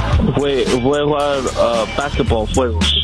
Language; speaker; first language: Spanish; non-native, learner; English